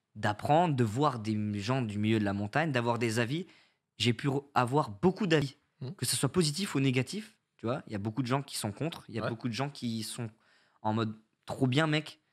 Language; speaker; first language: French; native; French